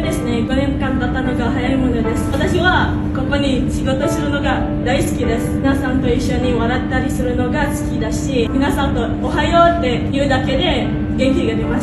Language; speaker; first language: Japanese; non-native, fluent; Indonesian